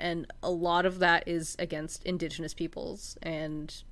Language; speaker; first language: English; native; English